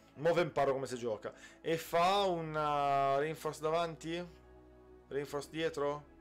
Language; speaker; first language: Italian; native; Italian